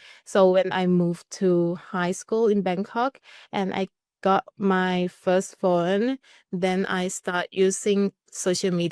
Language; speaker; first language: English; non-native, learner; Thai